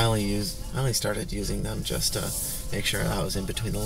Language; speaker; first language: English; native; English